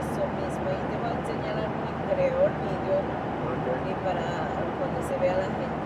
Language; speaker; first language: Spanish; non-native, fluent; Haitian Creole